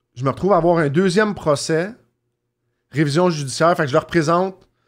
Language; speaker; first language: French; native; French